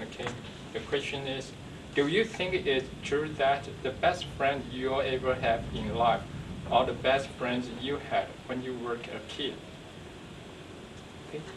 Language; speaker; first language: English; non-native, learner; Chinese